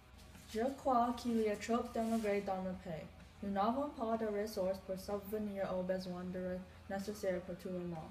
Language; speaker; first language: French; non-native, learner; English